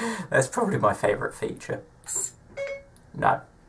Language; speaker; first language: English; native; English